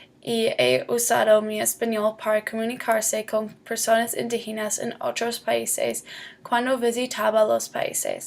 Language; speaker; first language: Spanish; non-native, learner; English